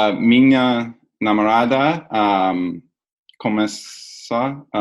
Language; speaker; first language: Portuguese; non-native, learner; English